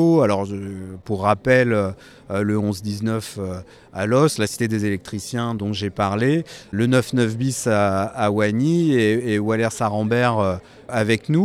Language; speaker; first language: French; native; French